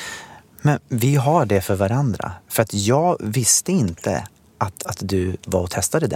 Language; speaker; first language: Swedish; native; Swedish